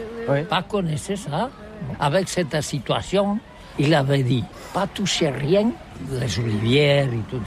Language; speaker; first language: French; non-native, learner; Catalan